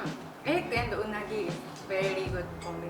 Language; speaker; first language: English; non-native, learner; Japanese